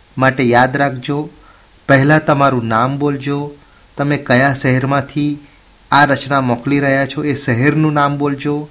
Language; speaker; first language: Gujarati; native; Gujarati